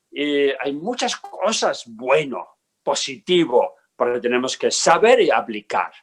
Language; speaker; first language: Spanish; non-native, learner; Tibetan